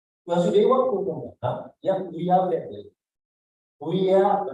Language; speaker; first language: English; non-native, learner; Indonesian